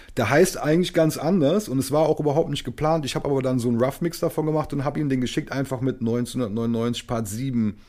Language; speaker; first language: German; native; German